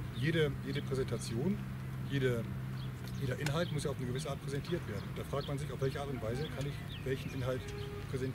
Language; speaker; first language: German; native; German